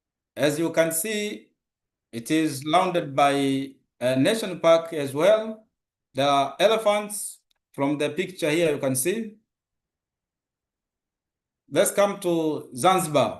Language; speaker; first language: English; non-native, local second language; Swahili